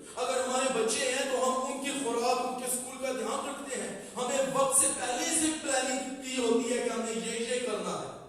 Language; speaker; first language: Urdu; non-native, local second language; Punjabi